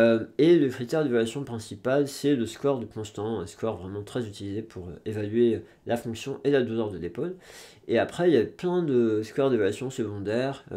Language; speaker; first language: French; native; French